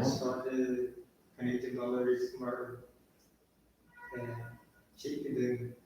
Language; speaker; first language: English; non-native, learner; Portuguese